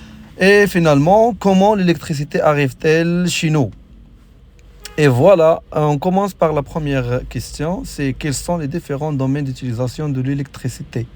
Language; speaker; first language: French; non-native, local second language; Arabic